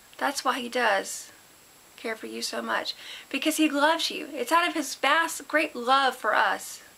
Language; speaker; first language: English; native; English